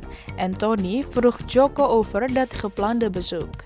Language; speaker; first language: Dutch; non-native, learner; Indonesian